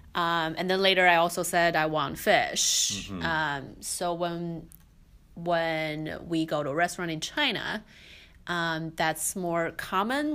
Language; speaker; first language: English; non-native, fluent; Chinese